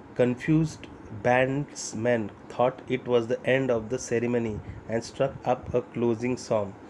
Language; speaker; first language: English; non-native, local second language; Marathi